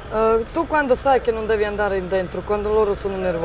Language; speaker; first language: Italian; non-native, learner; Serbian